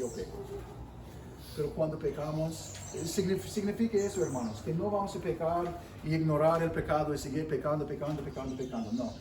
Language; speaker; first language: Spanish; non-native, fluent; English